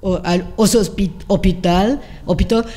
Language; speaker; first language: French; non-native, fluent; Spanish